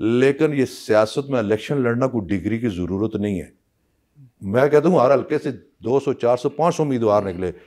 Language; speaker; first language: Urdu; non-native, local second language; Punjabi